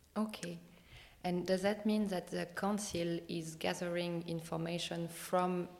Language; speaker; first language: English; non-native, fluent; French